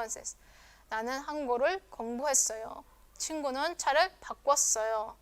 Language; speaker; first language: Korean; non-native, fluent; Spanish